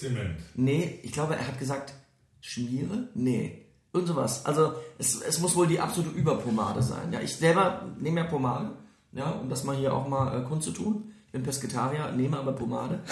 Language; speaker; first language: German; native; German